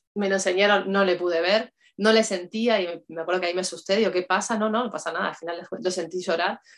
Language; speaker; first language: Spanish; native; Spanish